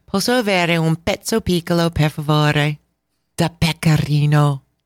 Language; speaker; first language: Italian; non-native, learner; English